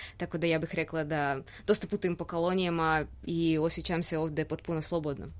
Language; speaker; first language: Serbian; non-native, fluent; Russian